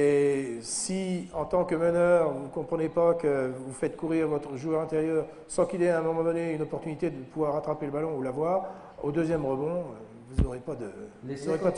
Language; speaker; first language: French; native; French